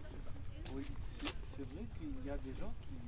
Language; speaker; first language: French; non-native, fluent; Arabic